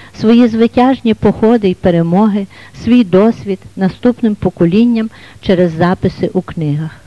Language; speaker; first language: Ukrainian; native; Ukrainian